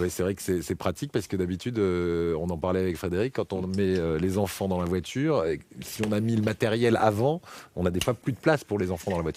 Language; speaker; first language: French; native; French